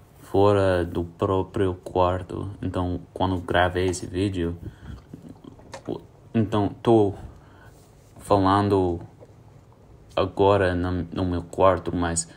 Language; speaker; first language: Portuguese; early bilingual, heritage; English